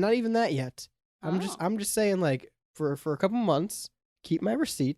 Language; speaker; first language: English; native; English